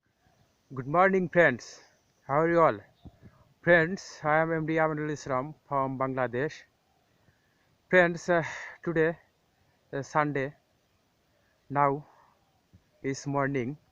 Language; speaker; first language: English; non-native, learner; Bangla